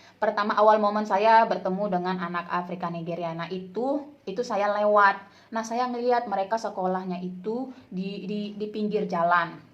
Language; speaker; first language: Indonesian; native; Indonesian